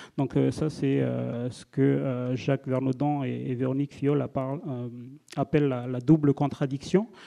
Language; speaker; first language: French; non-native, local second language; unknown